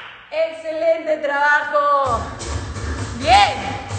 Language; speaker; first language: Spanish; native; Spanish